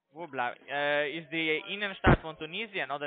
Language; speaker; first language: German; non-native, learner; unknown